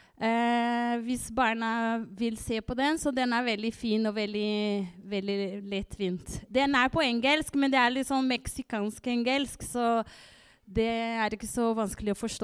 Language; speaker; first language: Norwegian; non-native, fluent; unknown